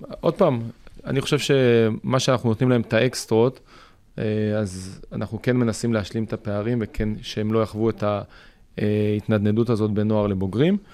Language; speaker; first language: Hebrew; native; Hebrew